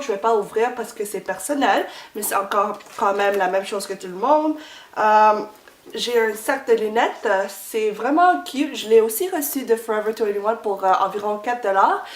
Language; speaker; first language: French; non-native, fluent; English